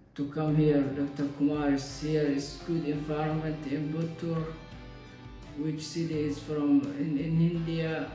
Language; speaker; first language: English; non-native, learner; Somali